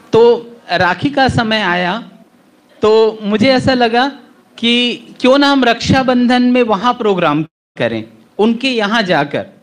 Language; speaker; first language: Hindi; native; Hindi